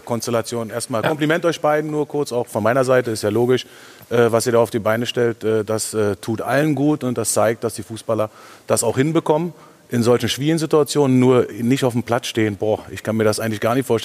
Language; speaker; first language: German; native; German